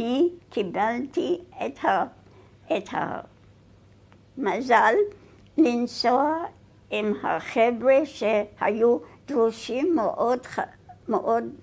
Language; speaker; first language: Hebrew; non-native, fluent; English